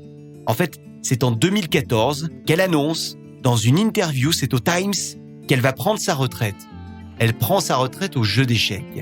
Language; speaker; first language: French; native; French